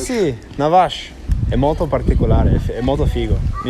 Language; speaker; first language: Italian; non-native, fluent; English